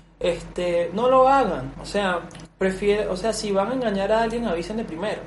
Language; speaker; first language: Spanish; native; Spanish